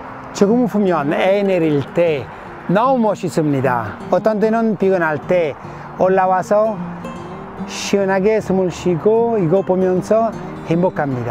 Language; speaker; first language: Korean; non-native, fluent; Italian